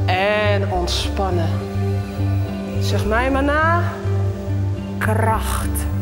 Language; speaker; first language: Dutch; native; Dutch